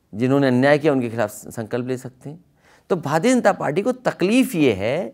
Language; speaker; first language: Hindi; native; Hindi